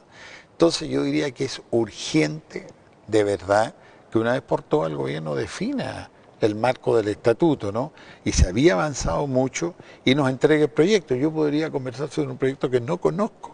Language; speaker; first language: Spanish; native; Spanish